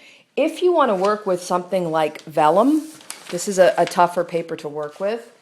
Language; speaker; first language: English; native; English